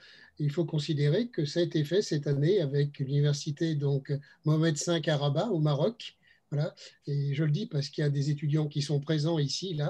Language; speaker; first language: French; native; French